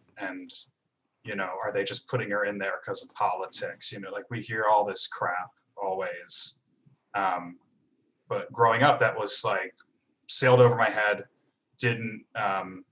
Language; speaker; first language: English; native; English